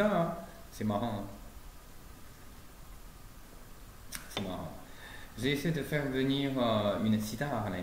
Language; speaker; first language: French; non-native, fluent; Chinese